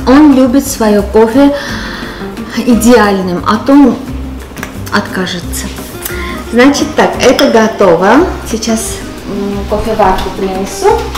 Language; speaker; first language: Russian; non-native, local second language; Armenian